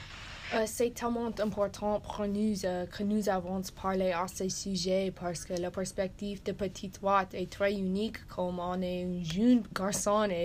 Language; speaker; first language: French; non-native, learner; English